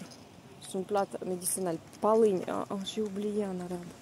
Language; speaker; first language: French; non-native, fluent; Russian